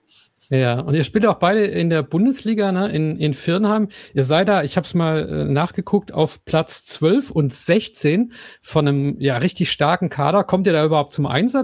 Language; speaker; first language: German; native; German